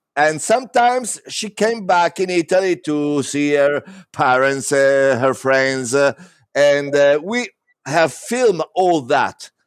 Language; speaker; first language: English; non-native, learner; Italian